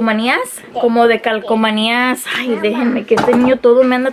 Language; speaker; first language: Spanish; early bilingual, heritage; Spanish